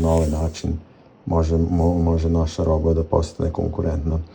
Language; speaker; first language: Croatian; native; Croatian